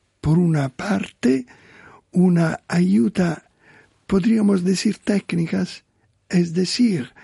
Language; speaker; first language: Spanish; non-native, learner; Italian